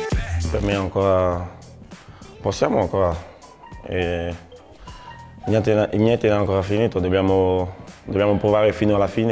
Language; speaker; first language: Italian; non-native, learner; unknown